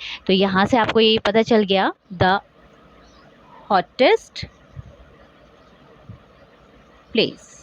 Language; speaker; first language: Hindi; native; Hindi